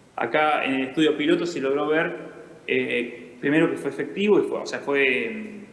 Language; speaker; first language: Spanish; native; Spanish